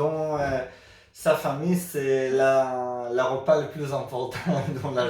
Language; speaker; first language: French; non-native, learner; Hebrew